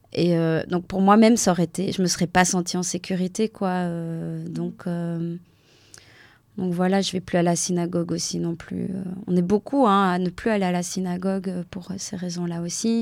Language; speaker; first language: French; native; French